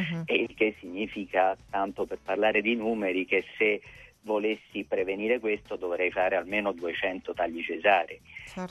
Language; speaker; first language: Italian; native; Italian